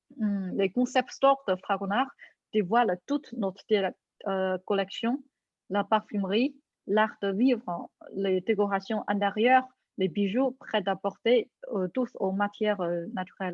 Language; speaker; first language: French; non-native, fluent; Chinese